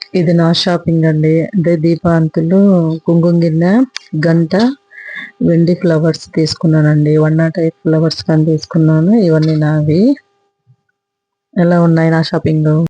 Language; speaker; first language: Telugu; native; Telugu